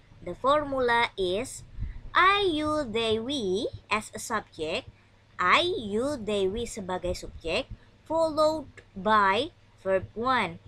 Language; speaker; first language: English; non-native, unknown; Indonesian